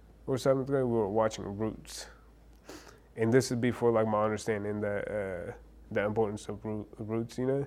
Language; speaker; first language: English; early bilingual, other home language; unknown